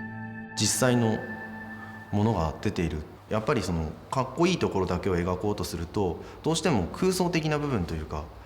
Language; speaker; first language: Japanese; native; Japanese